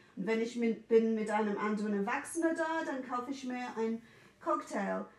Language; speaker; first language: German; non-native, fluent; English